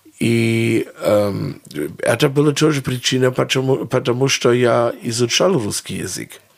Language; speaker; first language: Russian; non-native, fluent; German